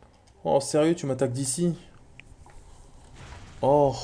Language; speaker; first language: French; native; French